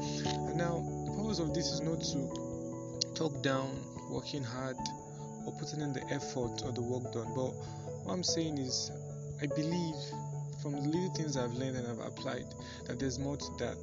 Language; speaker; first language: English; non-native, local second language; Yoruba